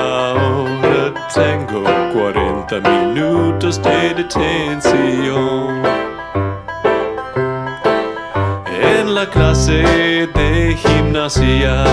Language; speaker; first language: Spanish; non-native, learner; English